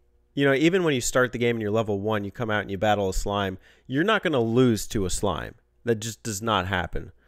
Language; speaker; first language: English; native; English